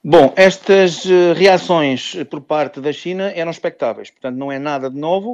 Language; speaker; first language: Portuguese; native; Portuguese